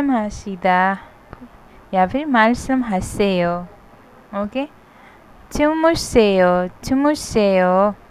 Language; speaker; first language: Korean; non-native, fluent; Hindi